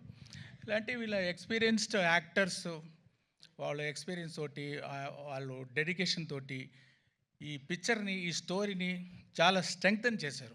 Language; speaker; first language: Telugu; non-native, fluent; Tamil